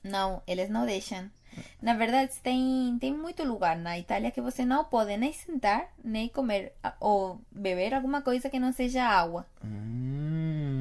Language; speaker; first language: Portuguese; non-native, fluent; Spanish